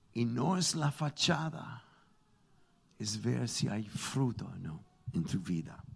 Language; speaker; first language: Spanish; non-native, fluent; English